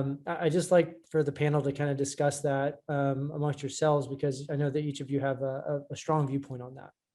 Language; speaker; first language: English; native; English